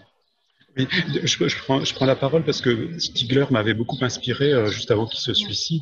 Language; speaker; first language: French; native; French